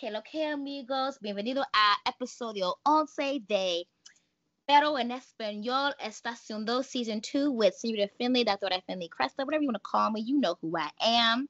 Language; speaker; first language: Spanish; non-native, fluent; English